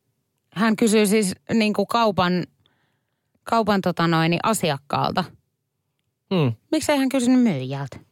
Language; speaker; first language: Finnish; native; Finnish